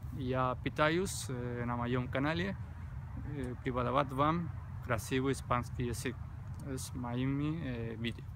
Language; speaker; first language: Russian; non-native, learner; Spanish